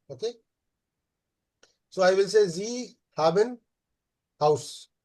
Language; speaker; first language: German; non-native, fluent; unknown